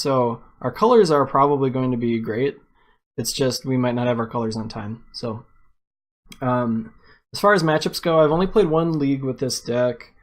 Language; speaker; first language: English; native; English